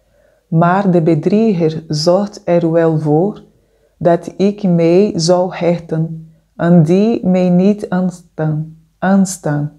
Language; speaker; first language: Dutch; non-native, fluent; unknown